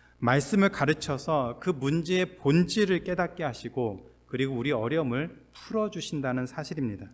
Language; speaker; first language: Korean; native; Korean